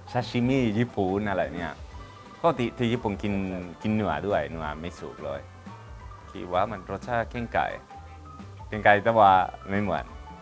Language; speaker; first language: Thai; non-native, learner; Spanish